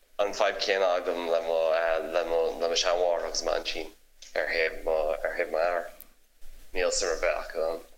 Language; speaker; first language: Irish; non-native, local second language; English